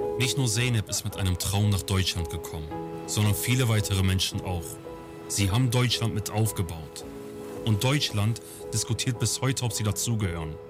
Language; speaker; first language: German; early bilingual, other home language; Kurdish